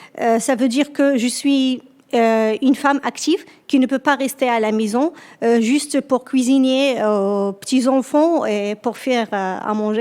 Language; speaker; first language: French; non-native, local second language; Berber languages